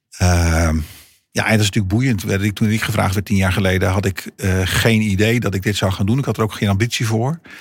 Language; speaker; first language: Dutch; non-native, fluent; Portuguese